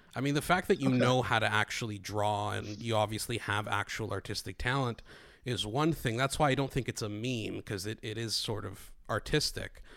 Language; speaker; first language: English; non-native, fluent; Greek